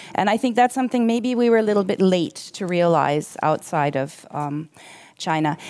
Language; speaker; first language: English; non-native, fluent; German